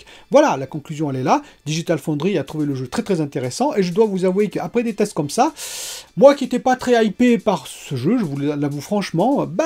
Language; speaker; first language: French; native; French